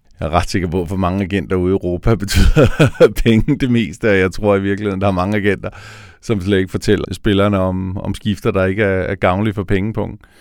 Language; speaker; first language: Danish; native; Danish